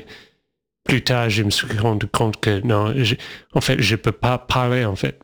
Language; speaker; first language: French; non-native, fluent; English